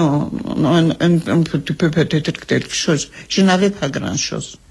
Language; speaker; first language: French; non-native, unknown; Armenian